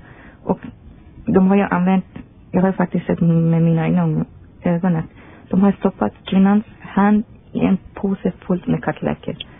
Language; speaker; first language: Swedish; non-native, fluent; Persian